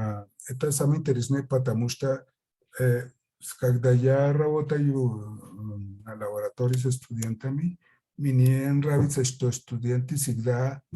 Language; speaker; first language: Russian; non-native, fluent; Spanish